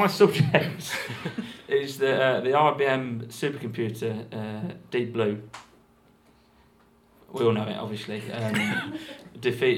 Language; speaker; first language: English; native; English